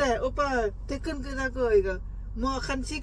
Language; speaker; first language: Korean; non-native, learner; Lao